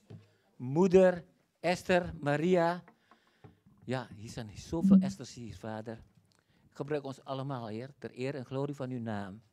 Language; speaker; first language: Dutch; non-native, fluent; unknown